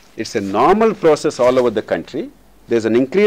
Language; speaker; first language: English; non-native, local second language; Telugu